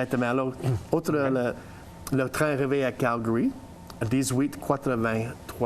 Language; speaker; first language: French; non-native, learner; English